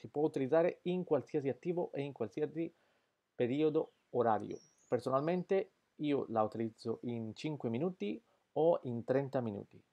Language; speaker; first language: Italian; non-native, fluent; Spanish